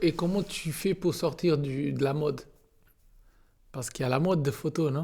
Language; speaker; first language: French; non-native, learner; Portuguese